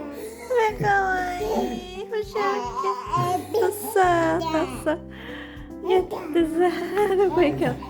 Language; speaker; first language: Swedish; non-native, fluent; Japanese